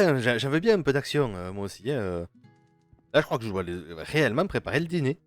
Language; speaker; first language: French; native; French